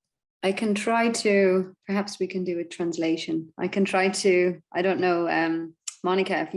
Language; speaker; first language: English; non-native, fluent; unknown